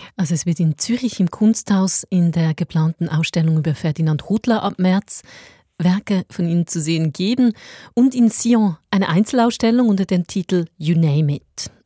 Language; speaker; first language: German; native; German